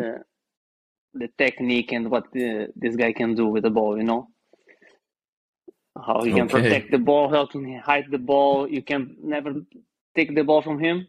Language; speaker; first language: English; non-native, learner; Portuguese